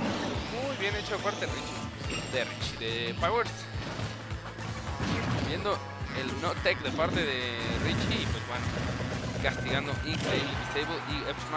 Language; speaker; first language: Spanish; native; Spanish